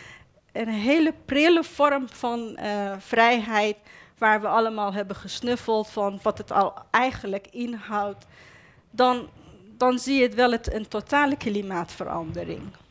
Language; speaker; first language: Dutch; non-native, fluent; Persian